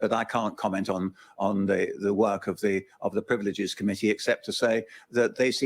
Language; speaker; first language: English; native; English